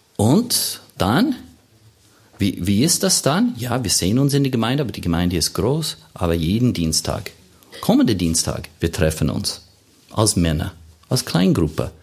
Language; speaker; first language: German; non-native, fluent; English